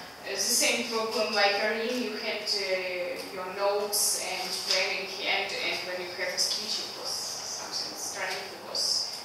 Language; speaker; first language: English; non-native, learner; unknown